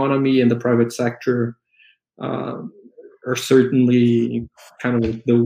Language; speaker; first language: English; non-native, fluent; Portuguese